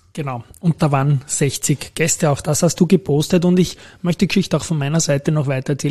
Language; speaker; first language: German; native; German